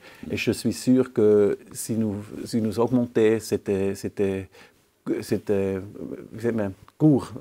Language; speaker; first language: French; non-native, local second language; German